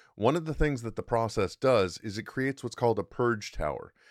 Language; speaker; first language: English; native; English